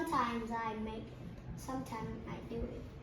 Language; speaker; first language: English; non-native, learner; Vietnamese